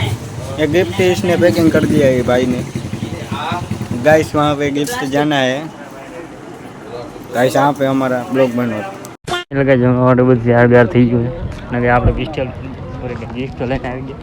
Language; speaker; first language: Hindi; non-native, local second language; Gujarati